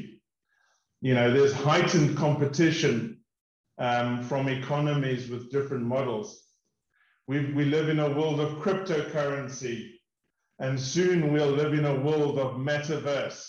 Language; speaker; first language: English; native; English